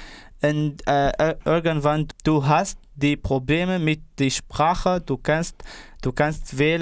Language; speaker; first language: German; non-native, learner; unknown